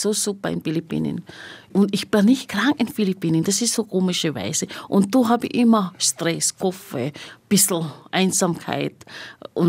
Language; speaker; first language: German; non-native, learner; Filipino